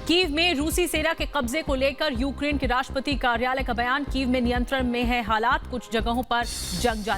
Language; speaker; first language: Hindi; native; Hindi